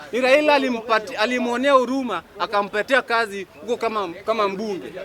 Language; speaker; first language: Swahili; non-native, local second language; Luo (Kenya and Tanzania)